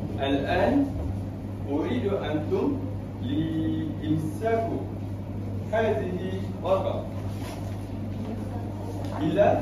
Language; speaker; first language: Arabic; non-native, learner; Malay